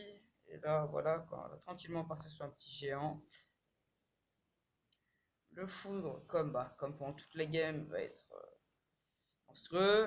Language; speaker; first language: French; native; French